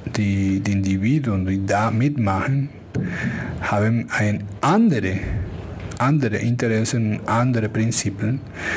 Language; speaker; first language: German; non-native, fluent; Spanish